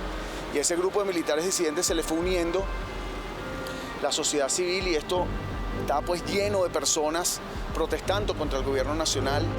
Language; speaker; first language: Spanish; native; Spanish